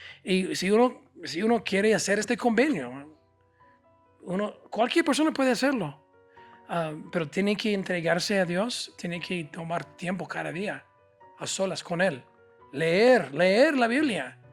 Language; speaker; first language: Spanish; non-native, fluent; English